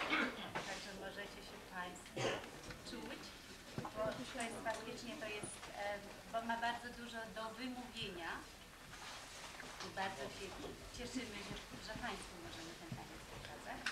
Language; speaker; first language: Polish; non-native, fluent; German